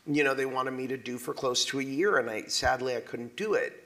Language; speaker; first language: English; native; English